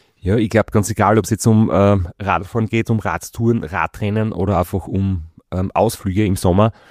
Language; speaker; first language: German; native; German